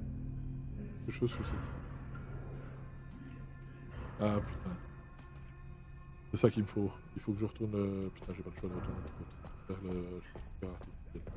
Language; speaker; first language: French; native; French